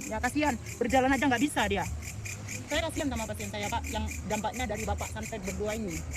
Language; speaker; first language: Indonesian; non-native, local second language; Madurese